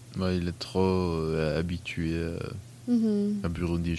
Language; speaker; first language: French; non-native, fluent; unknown